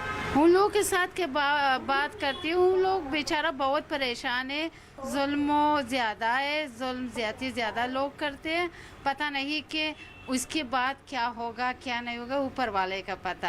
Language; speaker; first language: Hindi; non-native, learner; Persian